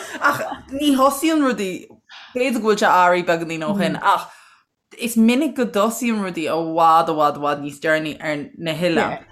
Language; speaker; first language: Irish; native; Irish